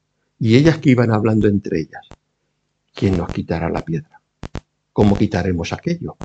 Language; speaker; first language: Spanish; native; Spanish